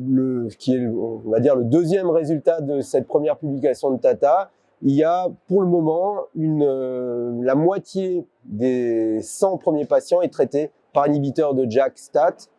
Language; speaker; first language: French; native; French